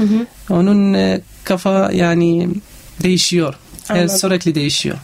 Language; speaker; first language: Turkish; non-native, learner; Arabic